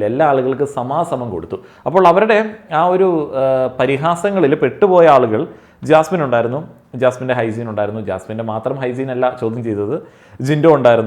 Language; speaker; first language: Malayalam; native; Malayalam